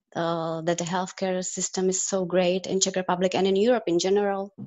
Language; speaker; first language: English; non-native, fluent; Czech